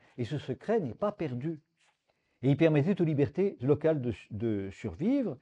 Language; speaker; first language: French; native; French